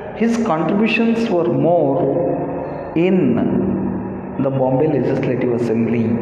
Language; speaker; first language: English; non-native, local second language; Kannada